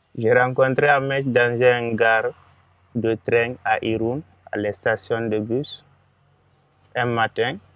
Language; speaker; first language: French; non-native, local second language; Fula